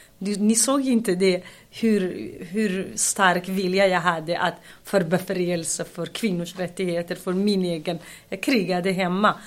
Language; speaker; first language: Swedish; non-native, fluent; Kurdish